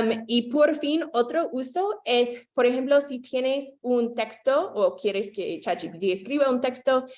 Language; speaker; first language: Spanish; non-native, fluent; English